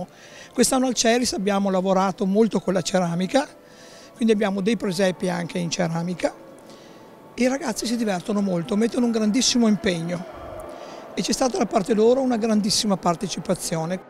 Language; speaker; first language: Italian; native; Italian